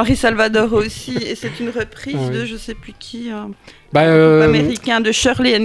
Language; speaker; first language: French; native; French